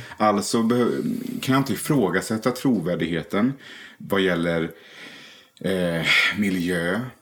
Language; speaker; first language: Swedish; native; Swedish